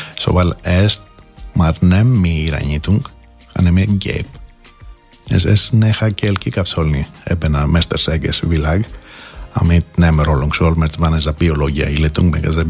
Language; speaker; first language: Hungarian; non-native, fluent; Greek